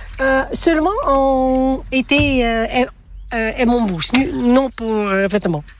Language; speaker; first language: French; non-native, learner; Dutch